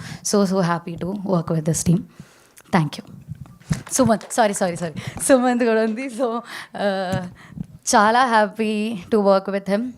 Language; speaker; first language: Telugu; non-native, learner; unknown